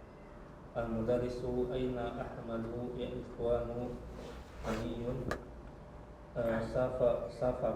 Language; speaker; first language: Arabic; non-native, learner; Indonesian